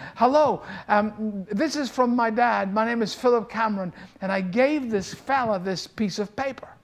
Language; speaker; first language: English; native; English